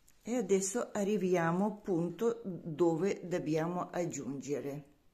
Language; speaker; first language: Italian; non-native, learner; Russian